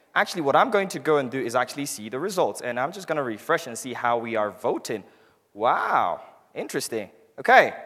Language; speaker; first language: English; non-native, local second language; Hausa